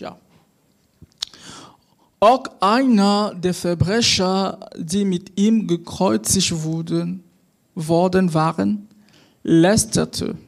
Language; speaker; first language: German; non-native, fluent; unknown